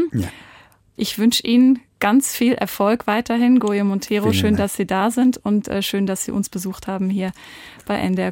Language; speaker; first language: German; native; German